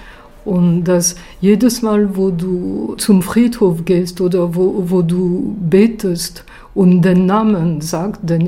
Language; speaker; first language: German; non-native, fluent; French